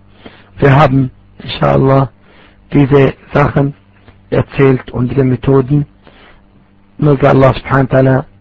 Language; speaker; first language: German; non-native, fluent; Arabic